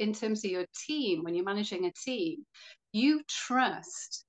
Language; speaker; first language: English; native; English